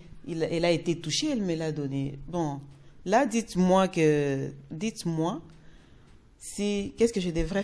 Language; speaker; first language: French; non-native, local second language; Lingala